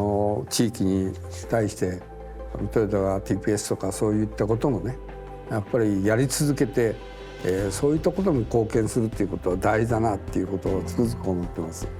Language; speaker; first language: Japanese; native; Japanese